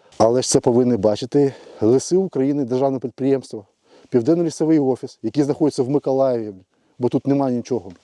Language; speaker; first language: Ukrainian; non-native, local second language; Russian